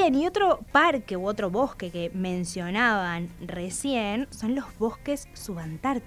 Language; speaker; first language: Spanish; native; Spanish